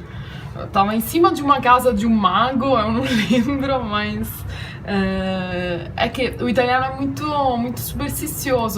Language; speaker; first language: Portuguese; non-native, fluent; Italian